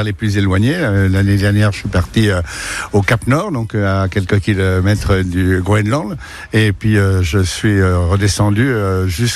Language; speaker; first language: French; native; French